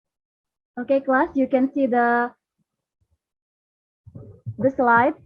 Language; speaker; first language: English; non-native, fluent; Indonesian